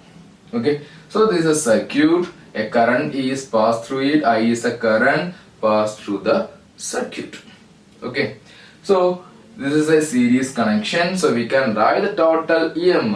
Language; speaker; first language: English; non-native, local second language; Malayalam